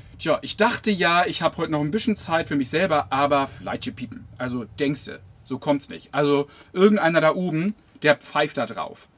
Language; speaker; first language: German; native; German